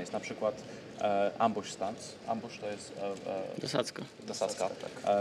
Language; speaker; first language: Polish; early bilingual, heritage; Polish